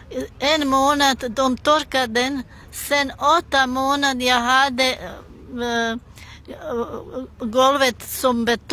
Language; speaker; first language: Swedish; non-native, learner; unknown